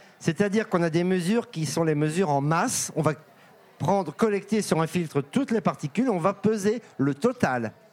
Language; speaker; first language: French; native; French